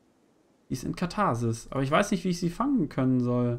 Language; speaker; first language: German; native; German